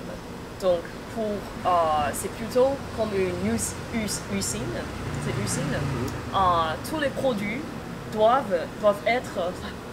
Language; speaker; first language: French; non-native, fluent; Chinese